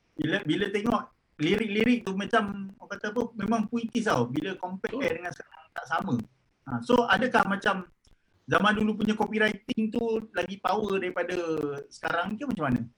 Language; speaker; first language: Malay; native; Malay